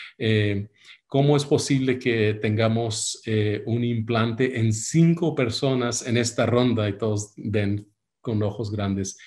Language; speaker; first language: Spanish; early bilingual, heritage; Spanish